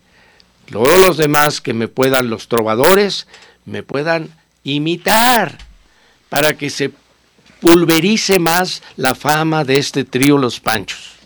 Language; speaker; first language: Spanish; native; Spanish